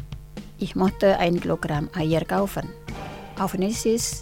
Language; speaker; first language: German; non-native, fluent; Indonesian